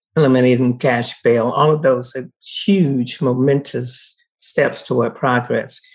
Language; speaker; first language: English; native; English